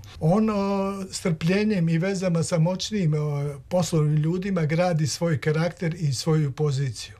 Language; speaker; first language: Serbian; native; Serbian